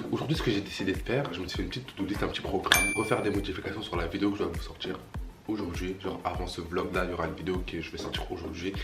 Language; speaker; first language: French; early bilingual, other home language; Bambara